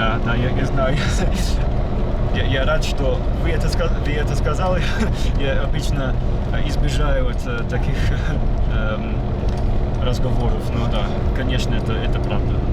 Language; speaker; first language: Russian; non-native, fluent; English